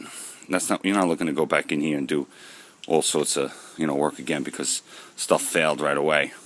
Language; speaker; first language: English; native; English